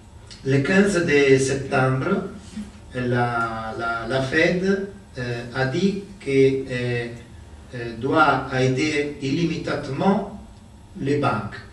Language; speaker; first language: French; non-native, learner; Italian